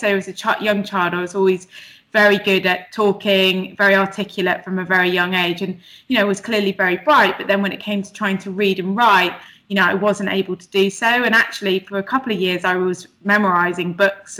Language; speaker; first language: English; native; English